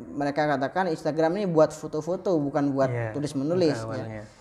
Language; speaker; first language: Indonesian; non-native, local second language; Madurese